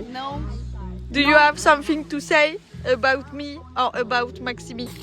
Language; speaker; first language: English; non-native, learner; French